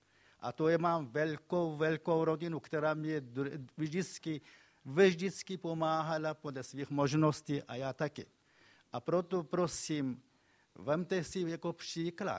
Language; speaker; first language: Czech; non-native, fluent; Kurdish